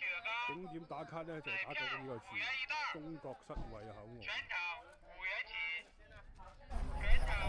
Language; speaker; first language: Cantonese; native; Cantonese